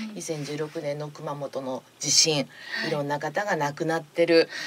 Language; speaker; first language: Japanese; native; Japanese